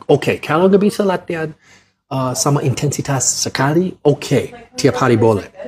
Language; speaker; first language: Indonesian; non-native, learner; English